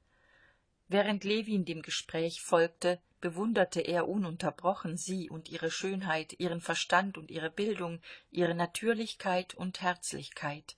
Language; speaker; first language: German; native; German